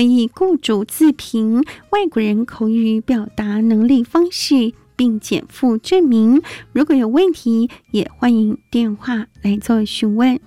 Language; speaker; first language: Chinese; native; Chinese